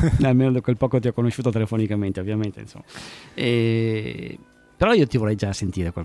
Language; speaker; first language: Italian; native; Italian